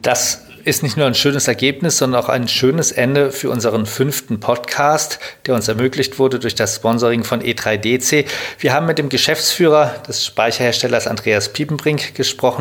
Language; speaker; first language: German; native; German